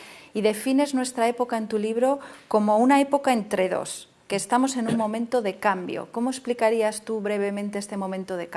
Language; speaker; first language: Spanish; native; Spanish